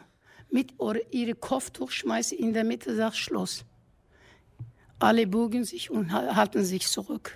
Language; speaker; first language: German; non-native, fluent; Kurdish